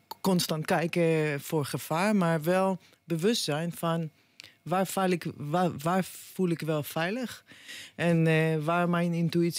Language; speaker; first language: Dutch; non-native, fluent; Hebrew